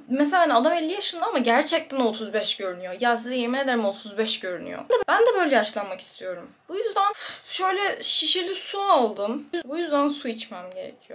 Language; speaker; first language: Turkish; native; Turkish